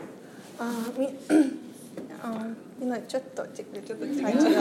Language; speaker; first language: Japanese; non-native, learner; Mongolian